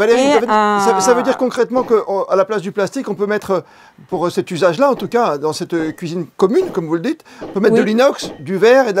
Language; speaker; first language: French; native; French